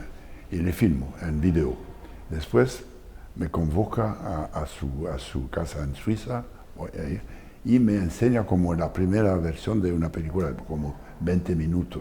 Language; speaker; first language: Spanish; non-native, fluent; French